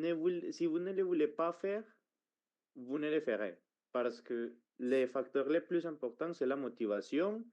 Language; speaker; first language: French; non-native, fluent; Spanish